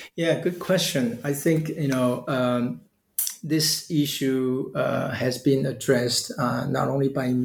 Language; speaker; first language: English; non-native, fluent; Chinese